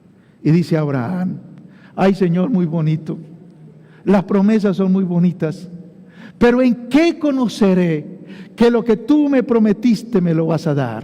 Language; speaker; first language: Spanish; native; Spanish